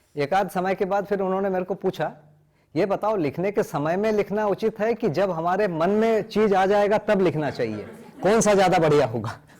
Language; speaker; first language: Hindi; non-native, local second language; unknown